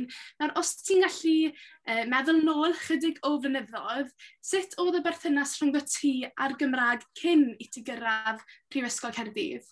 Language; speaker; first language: Welsh; native; Welsh